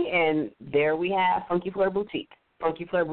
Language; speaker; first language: English; native; English